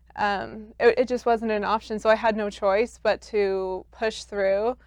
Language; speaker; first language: English; native; English